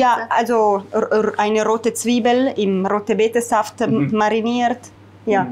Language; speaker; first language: German; non-native, fluent; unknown